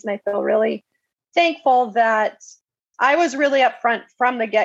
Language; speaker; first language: English; native; English